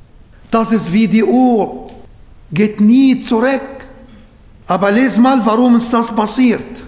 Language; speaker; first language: German; non-native, fluent; Arabic